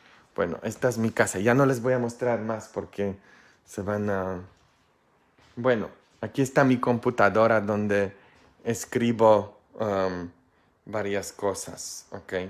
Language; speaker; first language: Spanish; non-native, fluent; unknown